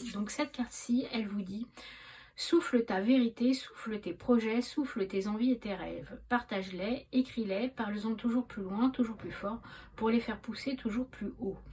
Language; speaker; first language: French; native; French